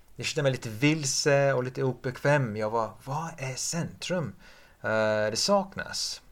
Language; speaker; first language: Swedish; non-native, fluent; English